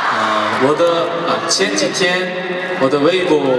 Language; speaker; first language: Chinese; non-native, learner; Korean